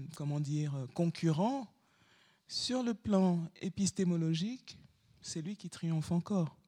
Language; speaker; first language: French; native; French